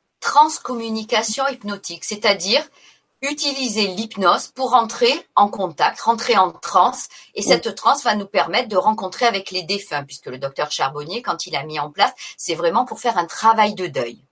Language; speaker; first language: French; native; French